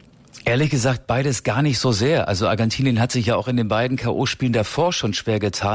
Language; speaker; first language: German; native; German